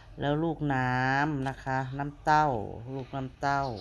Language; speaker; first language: Thai; non-native, local second language; Lao